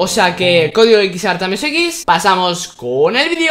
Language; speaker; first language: Spanish; early bilingual, other home language; Russian